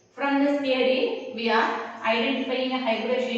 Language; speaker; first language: English; non-native, local second language; Tamil